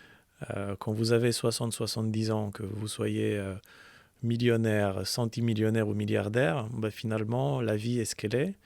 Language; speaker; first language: French; native; French